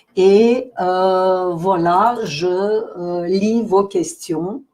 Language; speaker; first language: French; non-native, fluent; Russian